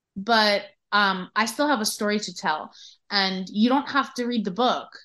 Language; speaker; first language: English; native; English